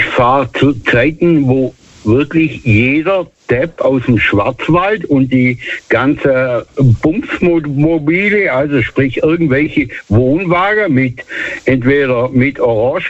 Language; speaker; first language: German; native; German